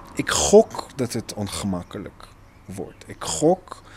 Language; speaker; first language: Dutch; non-native, fluent; Hebrew